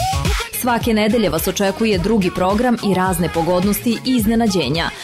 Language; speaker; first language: Serbian; native; Serbian